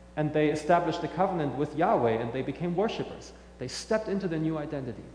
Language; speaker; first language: English; non-native, fluent; German